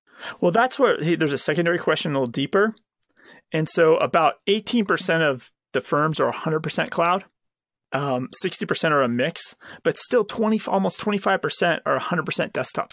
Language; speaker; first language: English; native; English